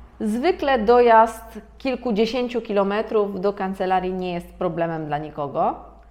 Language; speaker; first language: Polish; native; Polish